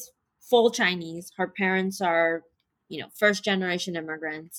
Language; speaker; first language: English; native; English